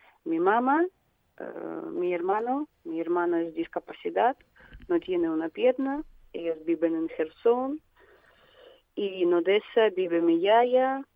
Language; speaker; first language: Spanish; non-native, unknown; Russian